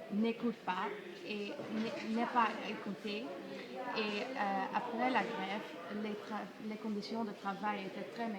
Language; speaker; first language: French; non-native, learner; Dutch